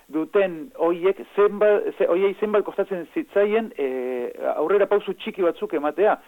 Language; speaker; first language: Basque; non-native, fluent; Spanish